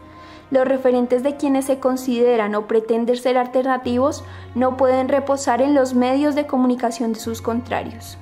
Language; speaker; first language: Spanish; native; Spanish